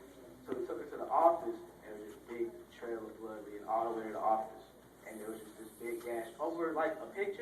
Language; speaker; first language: English; native; English